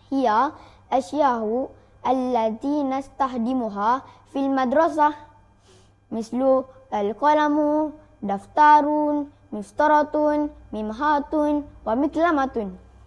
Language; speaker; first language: Arabic; non-native, learner; Malay